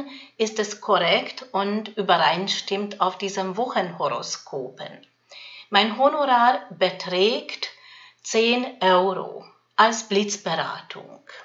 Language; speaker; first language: German; non-native, fluent; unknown